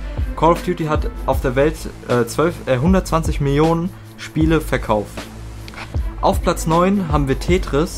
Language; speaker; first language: German; native; German